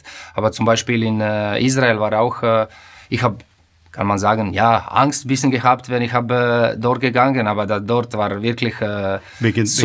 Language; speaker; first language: German; non-native, fluent; Croatian